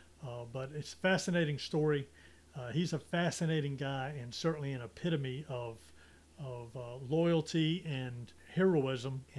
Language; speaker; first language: English; native; English